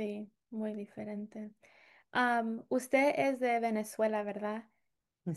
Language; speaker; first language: Spanish; non-native, fluent; English